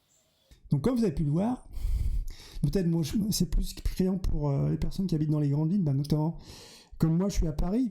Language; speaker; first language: French; native; French